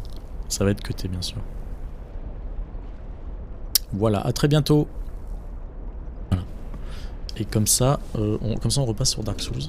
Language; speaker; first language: French; native; French